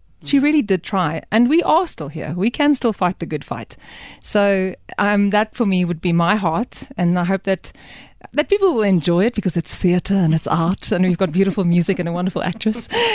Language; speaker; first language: English; non-native, local second language; Afrikaans